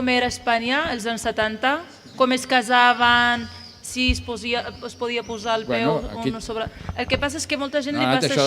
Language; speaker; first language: Catalan; non-native, fluent; Arabic